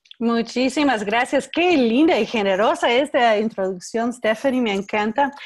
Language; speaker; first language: Spanish; non-native, fluent; English